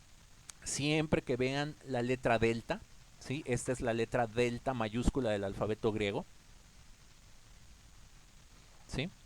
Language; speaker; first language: Spanish; native; Spanish